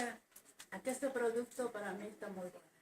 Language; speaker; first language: Catalan; non-native, learner; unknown